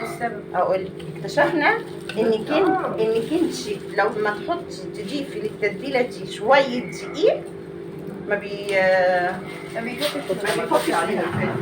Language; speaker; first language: Arabic; native; Arabic